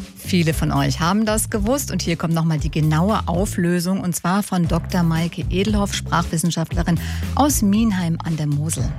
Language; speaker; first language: German; native; German